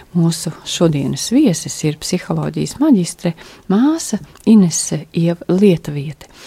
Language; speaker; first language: Latvian; native; Latvian